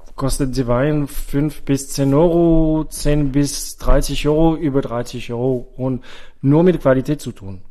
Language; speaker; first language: German; non-native, fluent; French